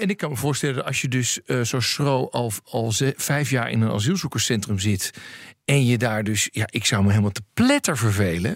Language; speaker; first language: Dutch; native; Dutch